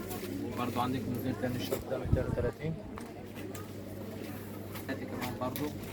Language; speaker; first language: Arabic; native; Arabic